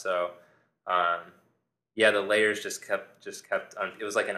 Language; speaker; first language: English; native; English